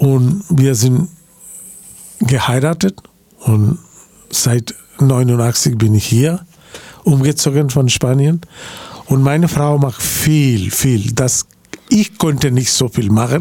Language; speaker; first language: German; non-native, fluent; Bangla